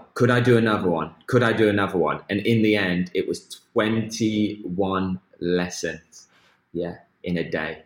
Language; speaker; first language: English; native; English